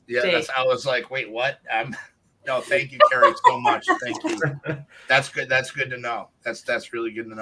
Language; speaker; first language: English; native; English